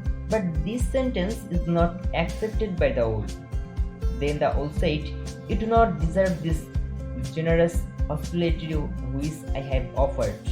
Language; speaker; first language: English; non-native, local second language; Bangla